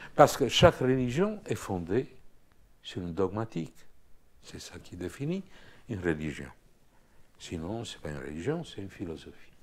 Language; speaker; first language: French; non-native, fluent; Romanian